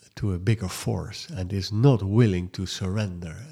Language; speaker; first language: English; non-native, fluent; Dutch